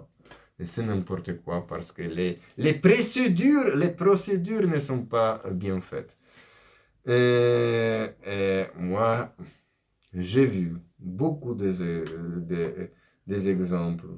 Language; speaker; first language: French; non-native, fluent; Polish